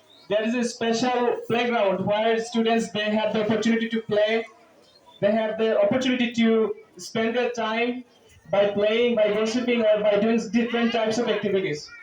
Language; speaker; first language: English; non-native, local second language; Bangla